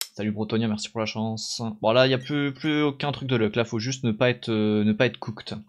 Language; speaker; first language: French; native; French